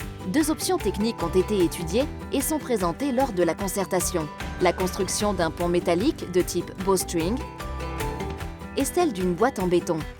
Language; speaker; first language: French; native; French